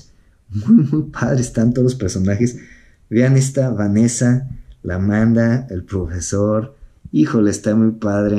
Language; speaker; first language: Spanish; native; Spanish